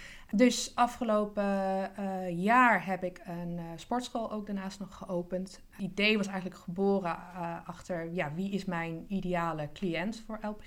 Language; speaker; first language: Dutch; non-native, fluent; English